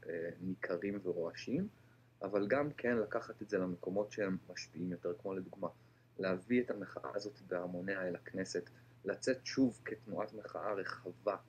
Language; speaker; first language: Hebrew; native; Hebrew